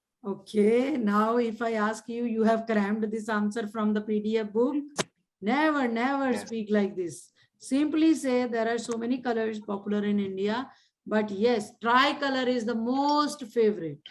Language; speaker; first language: English; non-native, local second language; Hindi